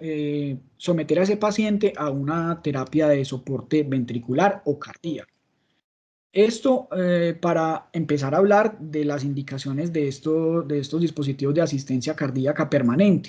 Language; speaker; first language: Spanish; native; Spanish